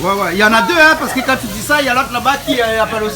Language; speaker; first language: French; native; French